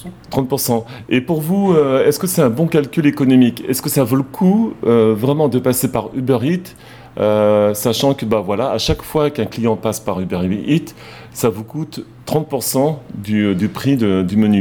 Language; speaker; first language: French; native; French